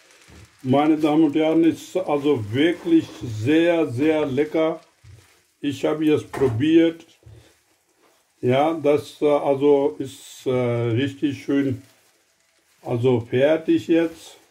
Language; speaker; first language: German; non-native, learner; Urdu